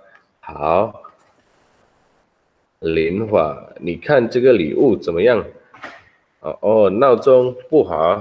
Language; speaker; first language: Chinese; non-native, learner; Indonesian